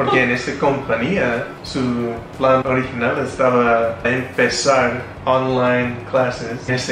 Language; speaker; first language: Spanish; non-native, fluent; English